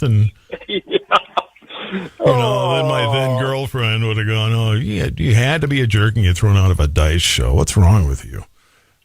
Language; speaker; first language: English; native; English